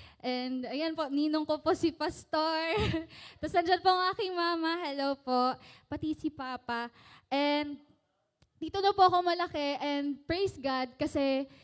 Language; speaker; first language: Filipino; native; Filipino